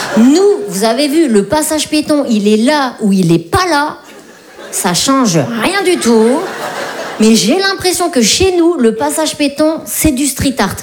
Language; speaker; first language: French; native; French